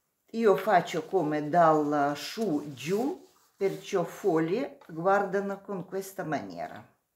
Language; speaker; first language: Italian; non-native, learner; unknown